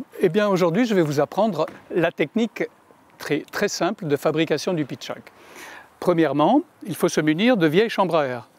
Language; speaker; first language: French; native; French